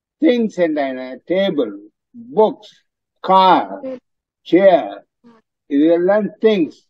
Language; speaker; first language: English; non-native, fluent; Tamil